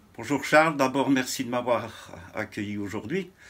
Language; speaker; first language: French; native; French